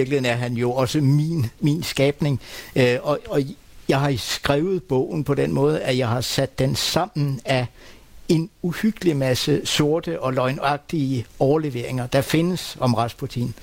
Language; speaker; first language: Danish; native; Danish